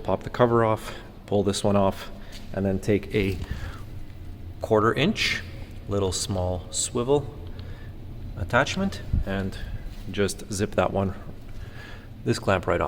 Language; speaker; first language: English; native; English